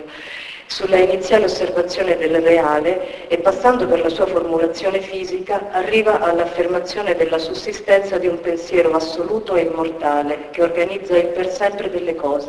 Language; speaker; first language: Italian; native; Italian